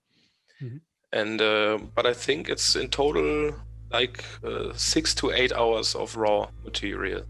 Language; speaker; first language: English; non-native, fluent; German